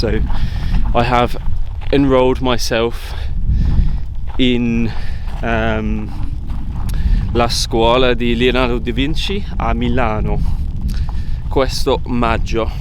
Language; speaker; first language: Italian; non-native, learner; English